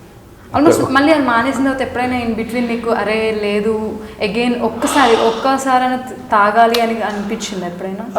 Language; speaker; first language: Telugu; native; Telugu